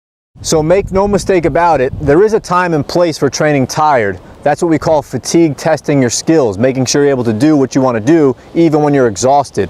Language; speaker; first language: English; native; English